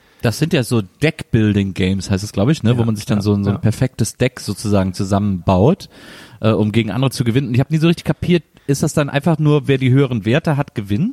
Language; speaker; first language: German; native; German